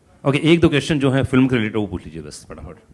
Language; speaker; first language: Hindi; native; Hindi